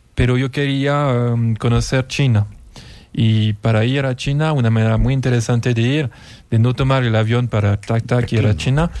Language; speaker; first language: Spanish; non-native, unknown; French